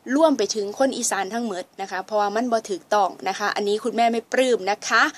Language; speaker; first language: Thai; native; Thai